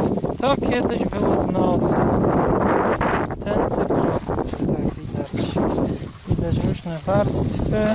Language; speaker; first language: Polish; early bilingual, heritage; Polish